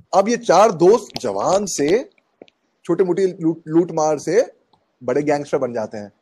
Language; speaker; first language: Hindi; native; Hindi